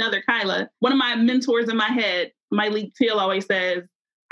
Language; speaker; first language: English; native; English